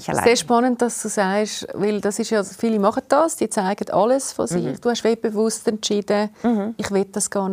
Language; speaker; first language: German; native; German